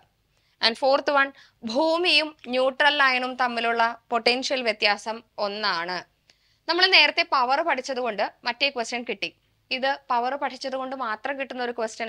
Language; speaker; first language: Malayalam; native; Malayalam